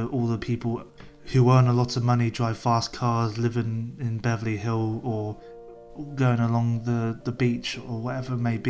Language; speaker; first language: English; native; English